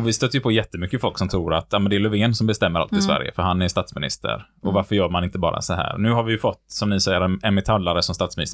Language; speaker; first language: Swedish; native; Swedish